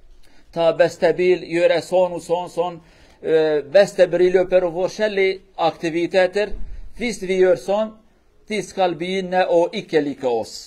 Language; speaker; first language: Norwegian; non-native, learner; Kurdish